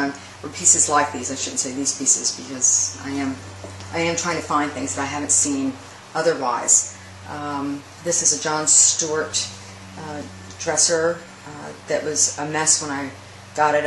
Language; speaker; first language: English; native; English